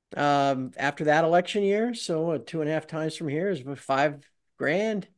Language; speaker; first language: English; native; English